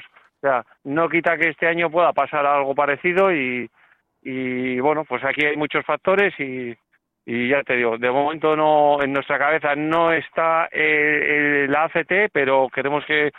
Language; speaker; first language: Spanish; native; Spanish